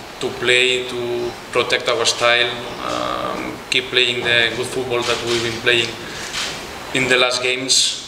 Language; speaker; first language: English; non-native, fluent; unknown